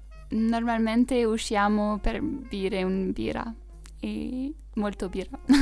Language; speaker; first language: Italian; non-native, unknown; French